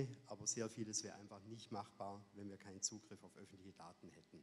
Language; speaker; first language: German; native; German